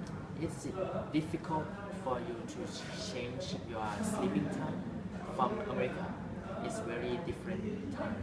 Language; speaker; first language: English; non-native, learner; Thai